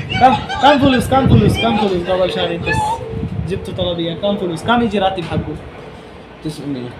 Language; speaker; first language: Arabic; non-native, learner; Bangla